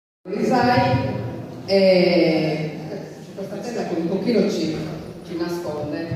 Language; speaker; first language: Italian; native; Italian